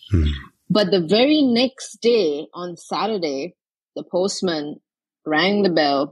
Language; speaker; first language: English; non-native, local second language; Tamil